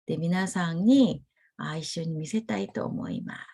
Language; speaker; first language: Japanese; non-native, fluent; Korean